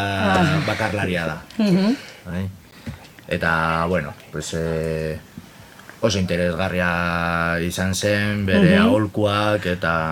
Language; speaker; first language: Basque; non-native, local second language; Spanish